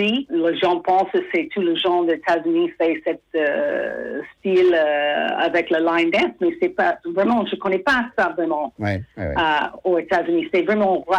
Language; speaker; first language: French; non-native, fluent; English